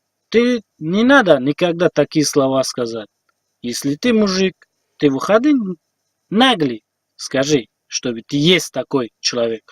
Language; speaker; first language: Russian; non-native, learner; Tajik